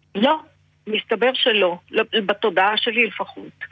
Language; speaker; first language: Hebrew; native; Hebrew